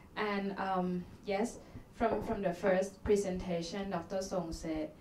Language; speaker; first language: English; non-native, fluent; Thai